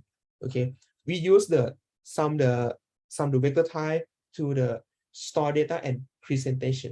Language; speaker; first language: English; non-native, learner; Thai